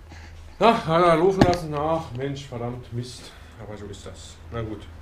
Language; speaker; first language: German; native; German